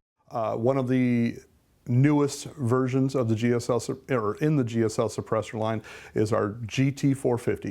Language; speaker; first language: English; native; English